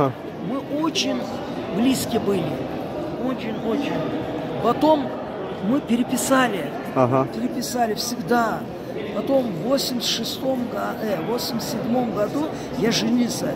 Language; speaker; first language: Russian; non-native, local second language; Uzbek